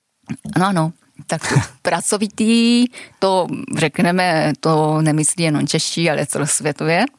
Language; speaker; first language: Czech; non-native, fluent; Japanese